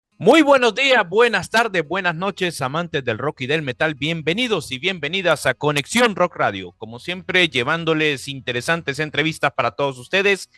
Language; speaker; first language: Spanish; native; Spanish